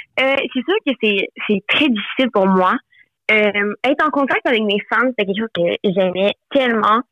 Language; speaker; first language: French; non-native, local second language; English